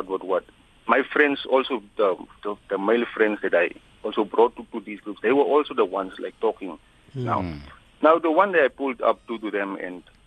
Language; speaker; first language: English; non-native, local second language; Afrikaans